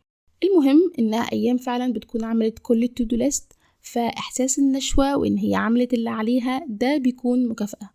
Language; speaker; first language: Arabic; native; Arabic